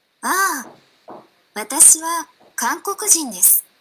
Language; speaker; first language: Japanese; non-native, learner; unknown